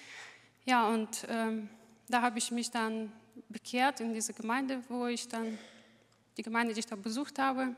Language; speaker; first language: German; non-native, fluent; Russian